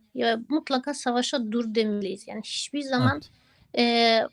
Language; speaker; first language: Turkish; non-native, fluent; Ukrainian